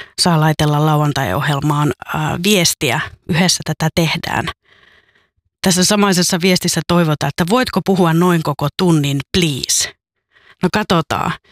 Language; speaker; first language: Finnish; native; Finnish